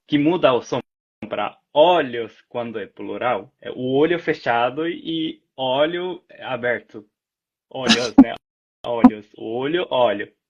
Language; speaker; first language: Portuguese; non-native, fluent; Japanese